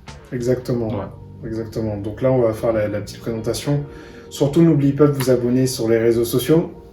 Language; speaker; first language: French; native; French